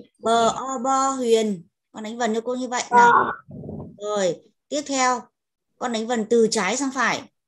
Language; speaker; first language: Vietnamese; native; Vietnamese